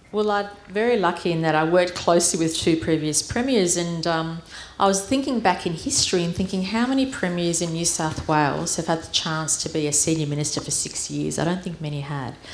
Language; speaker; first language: English; early bilingual, other home language; Armenian